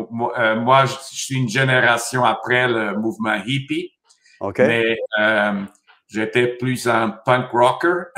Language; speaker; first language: French; non-native, fluent; Portuguese